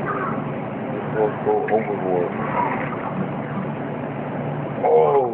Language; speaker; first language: English; native; English